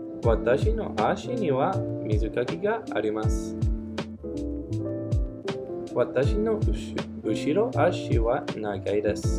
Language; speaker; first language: Japanese; non-native, learner; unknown